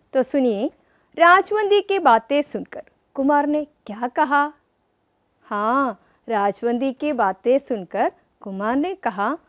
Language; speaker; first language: Hindi; non-native, local second language; Malayalam